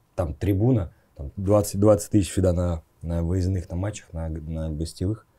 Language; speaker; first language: Russian; native; Russian